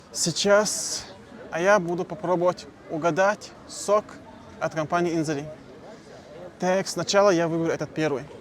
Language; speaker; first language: Russian; non-native, local second language; Chechen